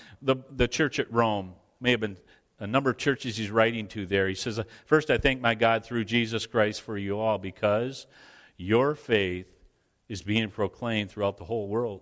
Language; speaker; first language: English; native; English